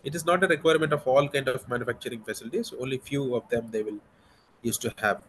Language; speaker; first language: English; non-native, local second language; Telugu